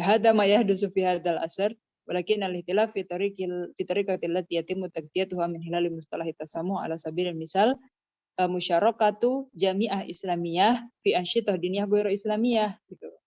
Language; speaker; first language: Arabic; non-native, fluent; Indonesian